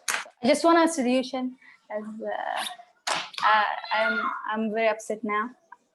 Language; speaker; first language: English; non-native, learner; Arabic